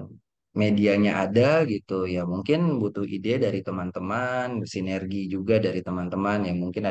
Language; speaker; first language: Indonesian; native; Indonesian